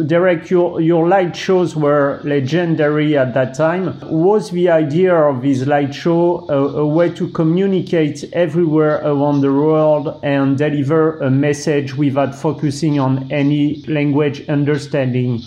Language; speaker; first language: English; non-native, fluent; French